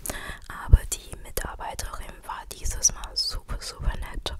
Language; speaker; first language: German; non-native, fluent; Chinese